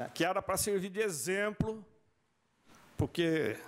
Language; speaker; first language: Portuguese; native; Portuguese